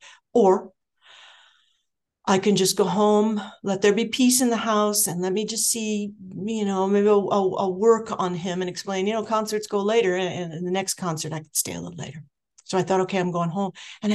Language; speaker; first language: English; native; English